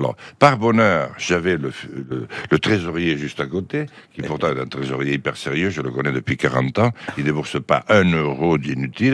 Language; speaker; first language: French; native; French